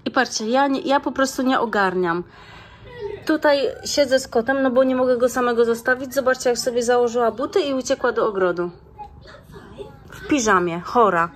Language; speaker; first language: Polish; native; Polish